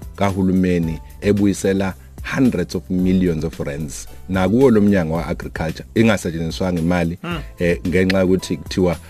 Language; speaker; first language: Zulu; native; Zulu